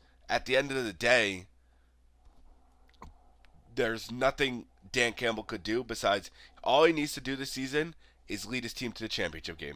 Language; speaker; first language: English; native; English